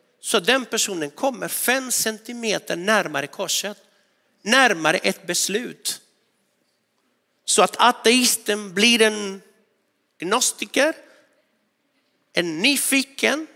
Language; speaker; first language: Swedish; non-native, fluent; Spanish